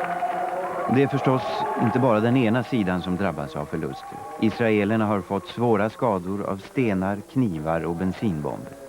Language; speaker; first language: Swedish; native; Swedish